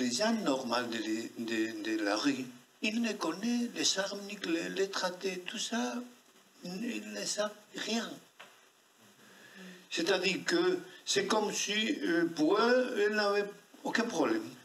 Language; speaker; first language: French; non-native, fluent; Spanish